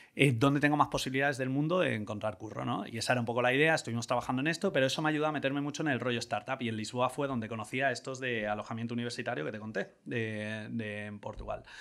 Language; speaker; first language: Spanish; native; Spanish